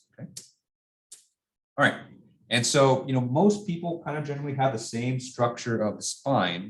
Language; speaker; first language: English; native; English